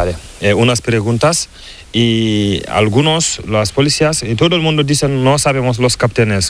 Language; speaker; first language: Spanish; non-native, local second language; Fula